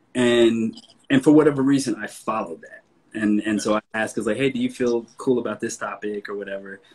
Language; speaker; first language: English; native; English